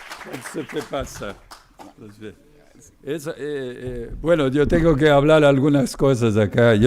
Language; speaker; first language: Spanish; non-native, learner; Portuguese